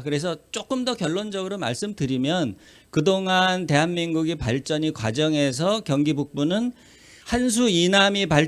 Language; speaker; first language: Korean; native; Korean